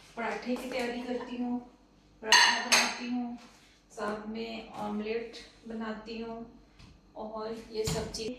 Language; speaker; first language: Urdu; non-native, local second language; Punjabi